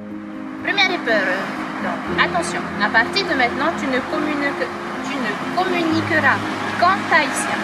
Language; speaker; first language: French; native; French